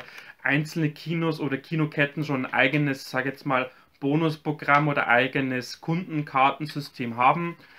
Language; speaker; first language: German; native; German